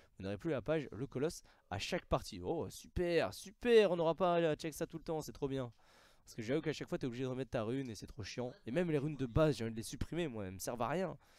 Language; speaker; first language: French; native; French